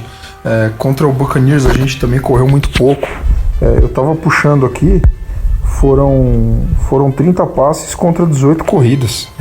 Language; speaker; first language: Portuguese; native; Portuguese